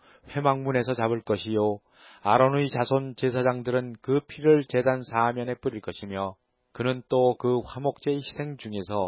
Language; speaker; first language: Korean; native; Korean